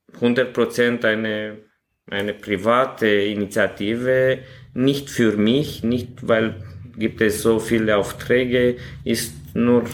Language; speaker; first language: German; non-native, learner; Romanian